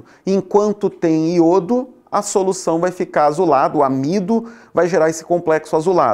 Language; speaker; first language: Portuguese; native; Portuguese